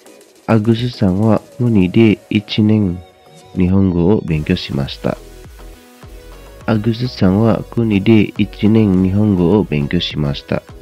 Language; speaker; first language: Japanese; non-native, fluent; Indonesian